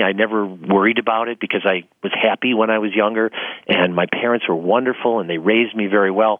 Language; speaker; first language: English; native; English